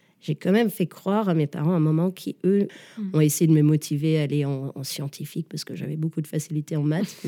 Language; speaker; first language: French; early bilingual, other home language; Danish